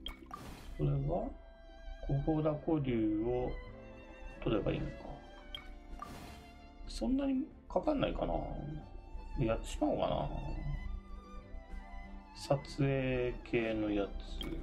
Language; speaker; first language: Japanese; native; Japanese